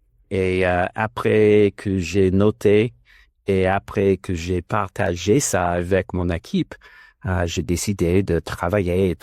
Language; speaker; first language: French; non-native, learner; English